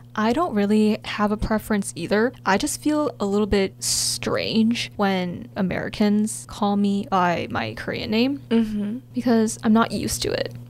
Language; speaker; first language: English; early bilingual, other home language; Korean